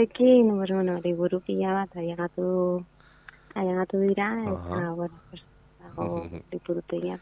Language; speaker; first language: Basque; non-native, local second language; Spanish